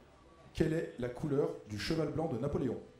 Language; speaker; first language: French; native; French